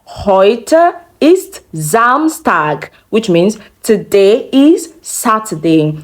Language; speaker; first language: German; non-native, fluent; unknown